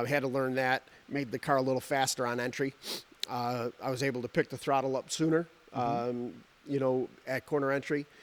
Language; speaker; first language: English; native; English